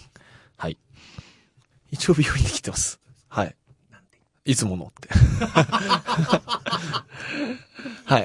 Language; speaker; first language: Japanese; native; Japanese